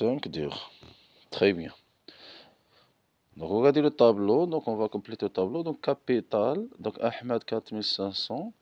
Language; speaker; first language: French; non-native, local second language; Arabic